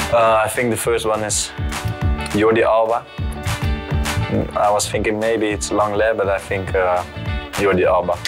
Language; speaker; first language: English; non-native, fluent; Dutch